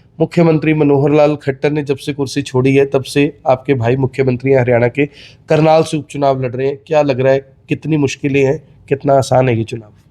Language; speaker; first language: Hindi; native; Hindi